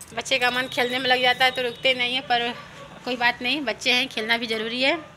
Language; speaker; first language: Hindi; native; Hindi